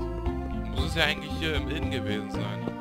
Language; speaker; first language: German; native; German